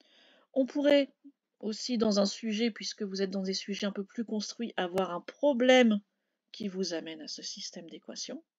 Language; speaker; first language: French; native; French